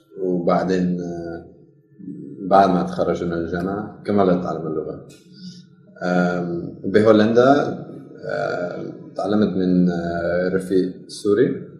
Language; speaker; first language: Arabic; non-native, learner; Dutch